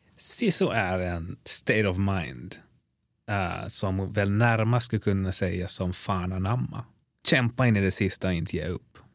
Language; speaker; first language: Swedish; native; Swedish